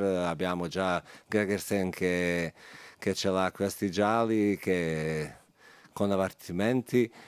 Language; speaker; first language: Italian; non-native, fluent; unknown